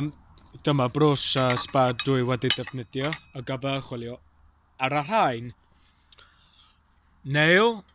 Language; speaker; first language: Welsh; non-native, local second language; English